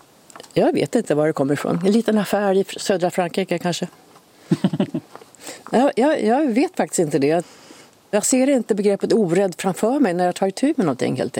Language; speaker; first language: Swedish; native; Swedish